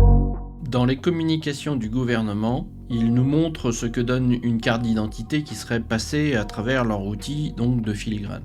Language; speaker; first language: French; native; French